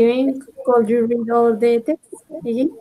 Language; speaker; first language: English; non-native, learner; Spanish